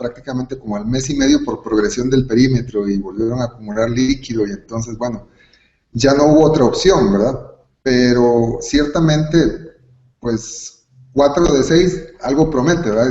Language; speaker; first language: Spanish; native; Spanish